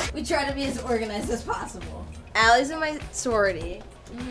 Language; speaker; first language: English; native; English